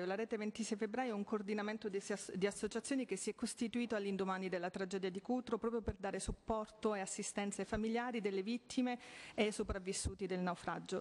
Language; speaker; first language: Italian; native; Italian